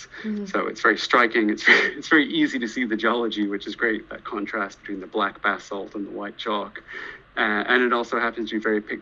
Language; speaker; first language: English; native; English